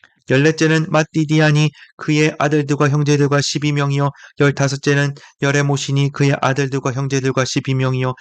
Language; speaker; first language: Korean; native; Korean